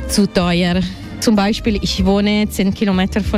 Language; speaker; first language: German; non-native, learner; Italian